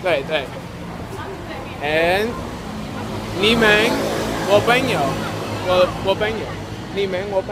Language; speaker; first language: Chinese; non-native, learner; Spanish